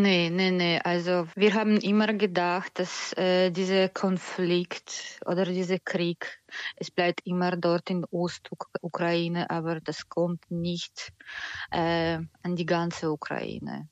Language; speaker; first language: German; non-native, learner; Ukrainian